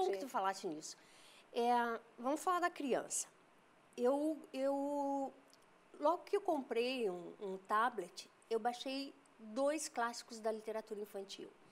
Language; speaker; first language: Portuguese; native; Portuguese